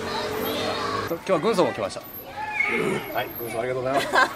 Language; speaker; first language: Japanese; native; Japanese